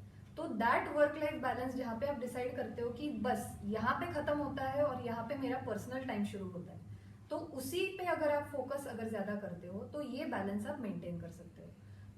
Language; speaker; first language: Hindi; non-native, local second language; Marathi